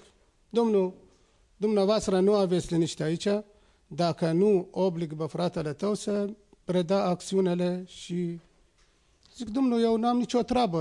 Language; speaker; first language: Romanian; non-native, fluent; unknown